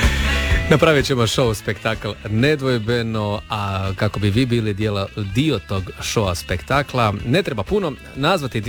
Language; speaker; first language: Serbian; native; Serbian